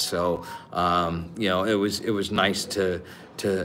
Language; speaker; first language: English; native; English